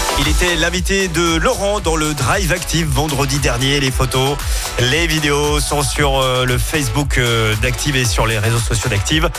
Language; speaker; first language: French; native; French